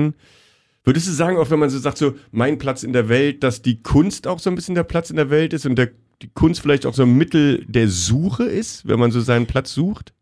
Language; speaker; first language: German; native; German